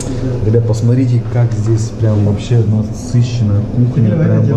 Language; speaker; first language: Russian; native; Russian